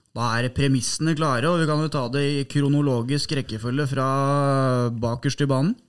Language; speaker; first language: Norwegian; native; Norwegian